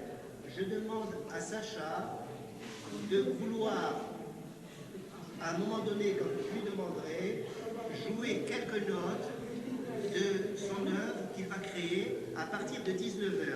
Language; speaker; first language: French; native; French